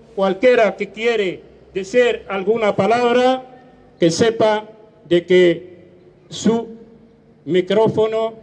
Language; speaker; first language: Spanish; non-native, fluent; Riffian